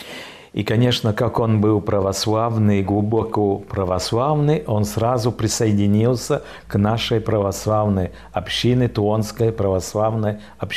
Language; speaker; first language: Russian; early bilingual, heritage; French